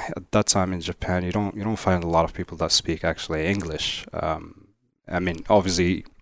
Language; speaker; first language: English; non-native, fluent; Arabic